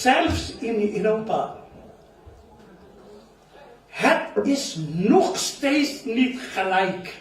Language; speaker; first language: Dutch; non-native, fluent; Urdu